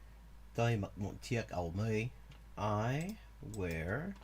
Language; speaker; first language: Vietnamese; non-native, learner; English